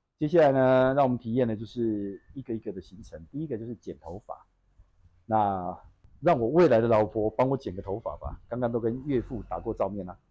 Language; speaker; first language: Chinese; native; Chinese